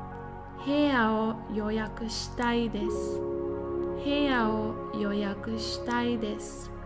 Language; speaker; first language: Japanese; non-native, fluent; English